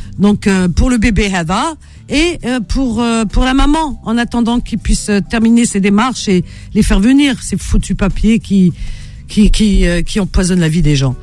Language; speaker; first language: French; native; French